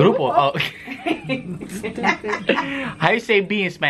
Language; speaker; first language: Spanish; non-native, learner; English